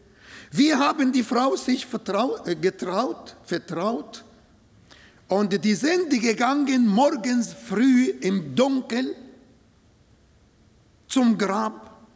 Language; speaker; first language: German; non-native, fluent; Arabic